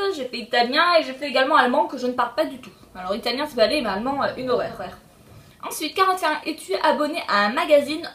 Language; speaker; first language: French; early bilingual, other home language; Polish